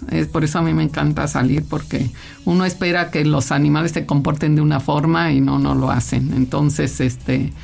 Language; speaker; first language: Spanish; native; Spanish